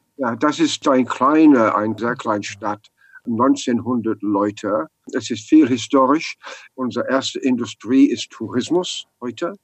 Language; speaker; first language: German; non-native, learner; English